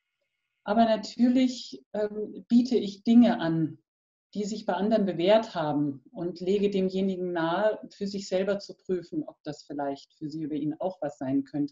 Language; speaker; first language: German; native; German